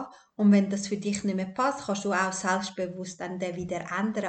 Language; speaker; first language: German; early bilingual, other home language; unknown